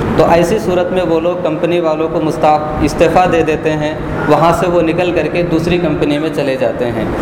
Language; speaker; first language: Urdu; native; Urdu